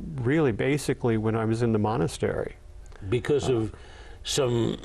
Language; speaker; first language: English; native; English